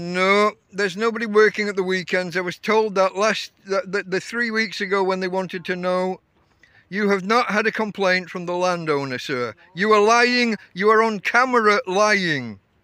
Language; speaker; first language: English; native; English